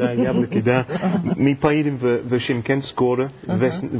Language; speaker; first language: Russian; non-native, learner; English